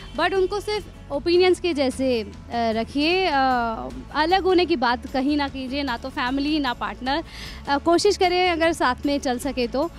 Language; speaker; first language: Hindi; native; Hindi